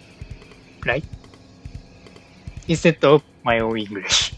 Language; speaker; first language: English; non-native, learner; Japanese